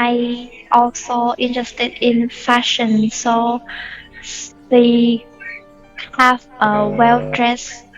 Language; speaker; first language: English; non-native, learner; Vietnamese